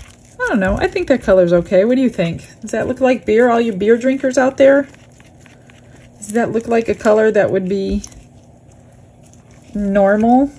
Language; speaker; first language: English; native; English